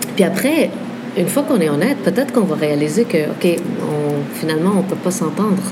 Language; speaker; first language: French; early bilingual, other home language; Arabic